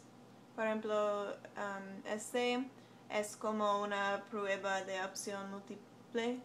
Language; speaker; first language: Spanish; non-native, learner; English